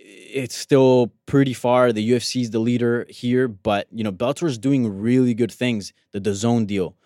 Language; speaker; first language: English; early bilingual, other home language; Spanish